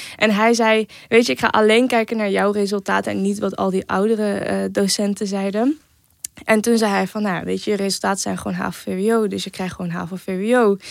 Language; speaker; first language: Dutch; native; Dutch